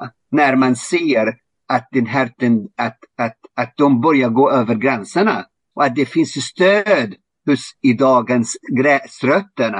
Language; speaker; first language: Swedish; non-native, fluent; Arabic